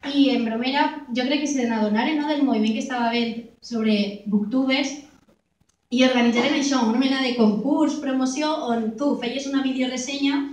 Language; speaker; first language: Catalan; non-native, local second language; Spanish